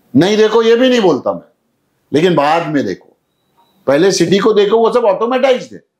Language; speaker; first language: Hindi; non-native, local second language; Urdu